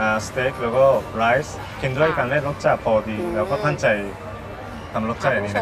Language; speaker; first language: Thai; non-native, learner; Japanese